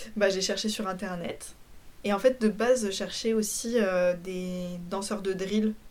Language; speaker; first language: French; early bilingual, other home language; Polish